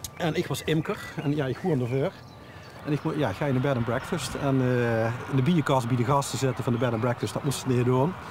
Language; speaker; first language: Dutch; native; Dutch